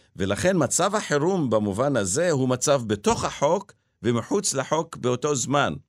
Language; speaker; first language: Hebrew; non-native, local second language; Arabic